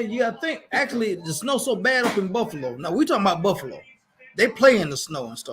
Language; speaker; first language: English; native; English